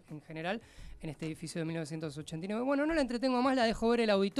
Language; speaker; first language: Spanish; native; Spanish